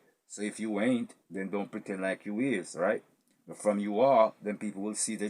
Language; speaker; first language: English; native; English